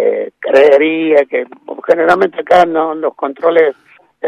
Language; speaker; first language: Spanish; native; Spanish